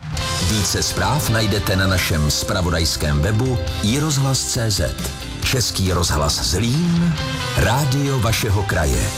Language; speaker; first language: Czech; native; Czech